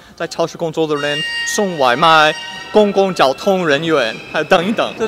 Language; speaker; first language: Chinese; non-native, fluent; English